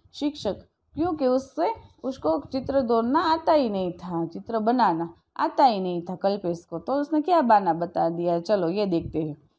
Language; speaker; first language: Hindi; non-native, local second language; Gujarati